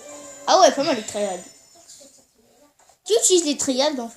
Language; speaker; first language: French; native; French